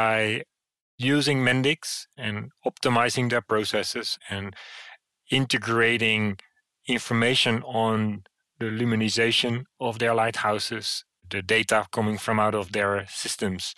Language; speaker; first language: English; non-native, fluent; Dutch